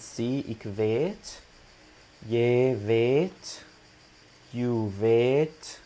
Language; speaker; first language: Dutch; non-native, fluent; Italian